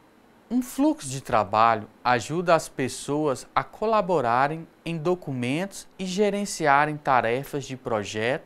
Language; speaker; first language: Portuguese; native; Portuguese